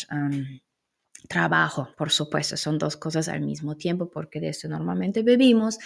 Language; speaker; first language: Spanish; non-native, fluent; German